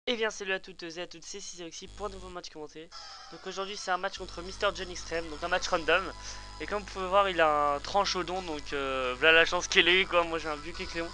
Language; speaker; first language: French; native; French